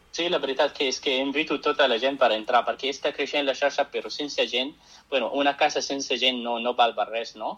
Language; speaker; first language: Catalan; non-native, fluent; Arabic